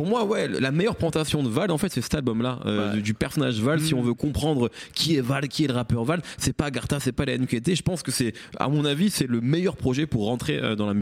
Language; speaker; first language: French; native; French